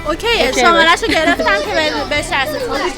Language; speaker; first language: Persian; native; Persian